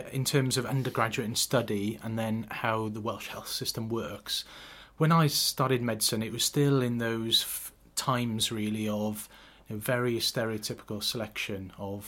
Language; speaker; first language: English; native; English